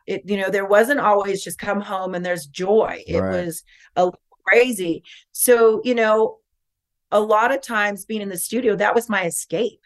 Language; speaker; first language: English; native; English